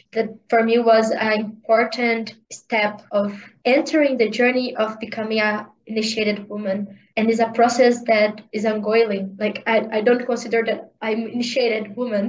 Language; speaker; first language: English; non-native, learner; Portuguese